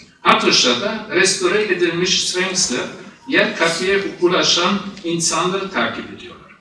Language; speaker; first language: Turkish; non-native, fluent; German